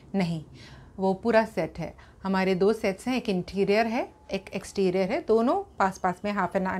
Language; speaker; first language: Hindi; native; Hindi